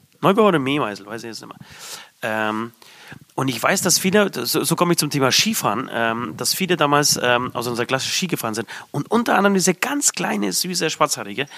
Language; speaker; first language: German; early bilingual, other home language; Polish